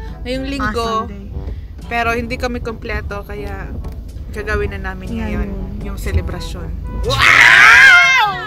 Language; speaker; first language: Filipino; non-native, local second language; Cebuano